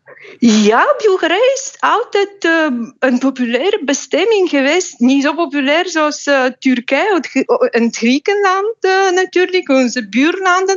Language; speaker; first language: Dutch; non-native, fluent; Bulgarian